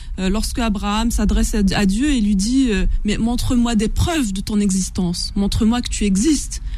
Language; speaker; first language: French; non-native, local second language; Kabyle